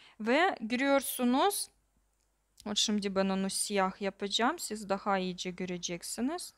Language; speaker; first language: Turkish; non-native, learner; Russian